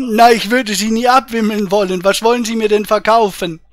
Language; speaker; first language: German; native; German